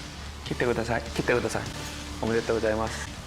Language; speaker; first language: Japanese; non-native, fluent; Korean